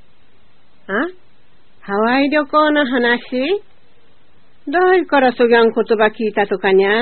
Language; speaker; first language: Japanese; native; Japanese